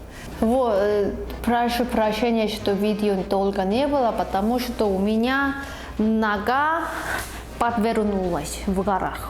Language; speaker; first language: Russian; non-native, learner; Korean